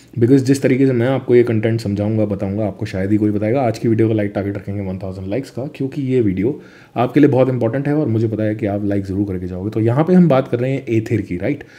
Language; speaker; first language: Hindi; native; Hindi